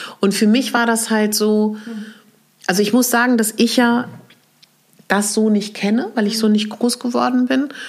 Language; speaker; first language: German; native; German